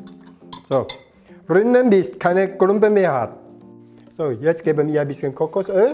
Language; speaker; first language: German; non-native, learner; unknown